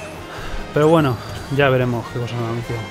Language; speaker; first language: Spanish; native; Spanish